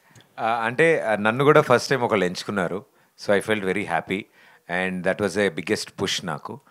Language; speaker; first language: Telugu; native; Telugu